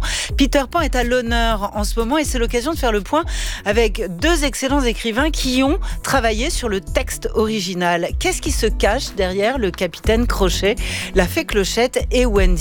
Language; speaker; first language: French; native; French